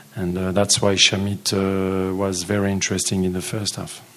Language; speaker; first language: English; non-native, fluent; French